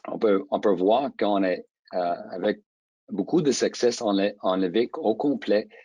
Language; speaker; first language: French; non-native, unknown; English